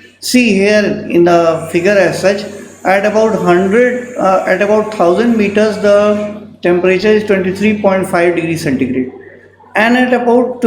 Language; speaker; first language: English; non-native, local second language; Hindi